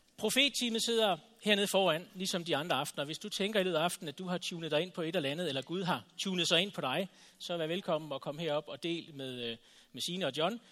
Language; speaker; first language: Danish; native; Danish